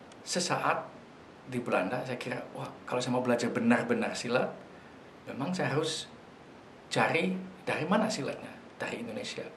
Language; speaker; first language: Indonesian; non-native, fluent; Dutch